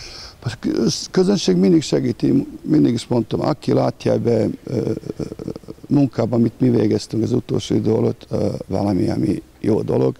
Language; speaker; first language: Hungarian; non-native, fluent; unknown